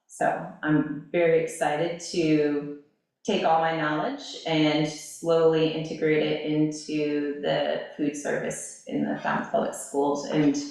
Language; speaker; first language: English; native; English